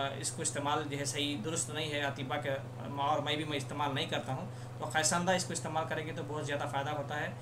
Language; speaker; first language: Urdu; native; Urdu